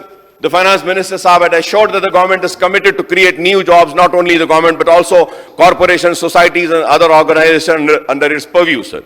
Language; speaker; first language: English; non-native, local second language; Urdu